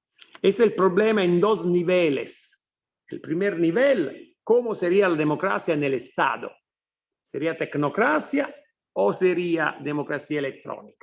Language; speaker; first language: Spanish; non-native, fluent; Italian